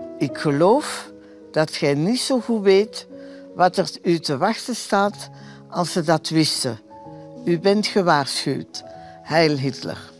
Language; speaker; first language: Dutch; early bilingual, other home language; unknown